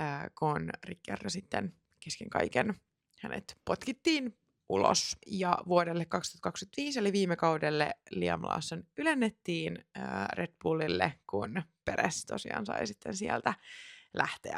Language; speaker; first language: Finnish; native; Finnish